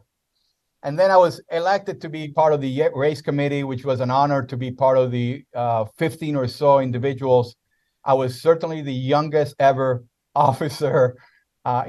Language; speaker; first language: English; non-native, fluent; Spanish